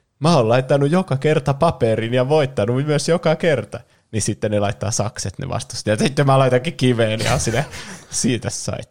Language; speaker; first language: Finnish; native; Finnish